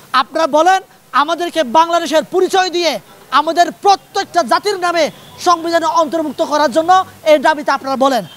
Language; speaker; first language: Bangla; non-native, local second language; Chakma